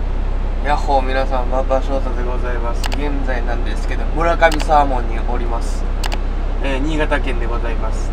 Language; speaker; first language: Japanese; native; Japanese